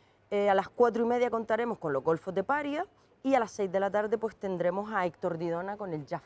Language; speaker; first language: Spanish; native; Spanish